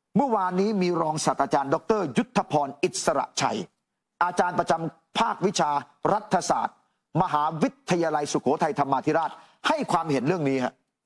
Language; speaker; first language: Thai; native; Thai